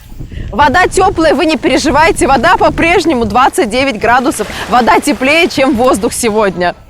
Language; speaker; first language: Russian; native; Russian